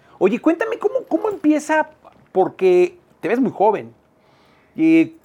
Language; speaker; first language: Spanish; native; Spanish